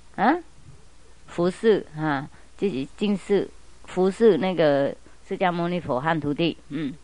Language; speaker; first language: Chinese; non-native, fluent; Vietnamese